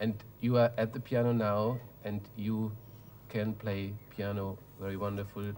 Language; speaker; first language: English; non-native, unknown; German